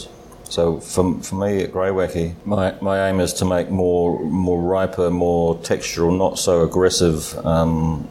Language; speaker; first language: English; native; English